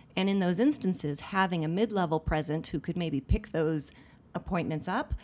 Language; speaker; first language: English; native; English